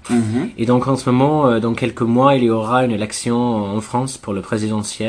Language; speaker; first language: French; non-native, learner; English